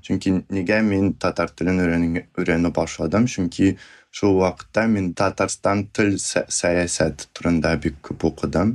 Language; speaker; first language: Tatar; non-native, fluent; Russian